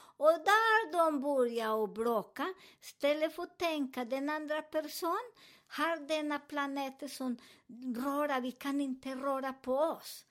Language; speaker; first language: Swedish; non-native, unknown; Spanish